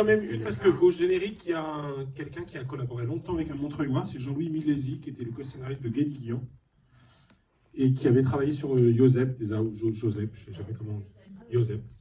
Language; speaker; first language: French; native; French